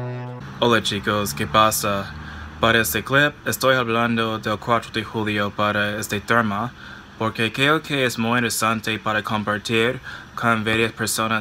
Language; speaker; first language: Spanish; non-native, fluent; English